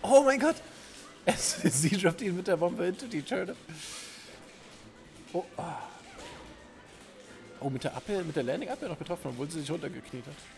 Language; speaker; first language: German; native; German